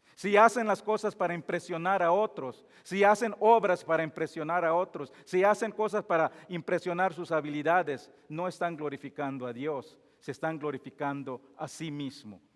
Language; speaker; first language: Spanish; non-native, fluent; English